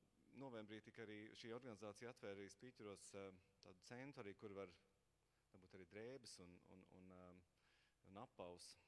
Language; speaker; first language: Latvian; native; Latvian